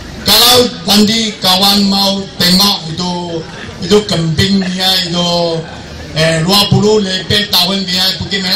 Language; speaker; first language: Indonesian; non-native, local second language; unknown